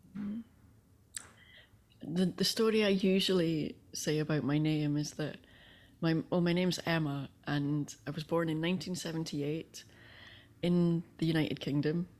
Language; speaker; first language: English; native; English